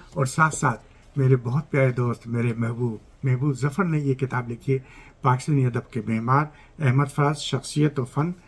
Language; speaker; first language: Urdu; native; Urdu